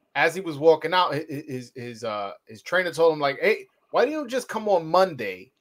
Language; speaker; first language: English; early bilingual, other home language; Spanish